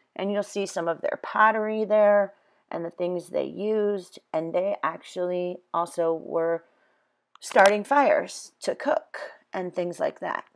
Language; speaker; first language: English; native; English